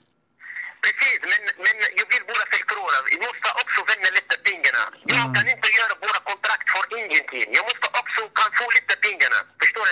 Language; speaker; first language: Swedish; non-native, learner; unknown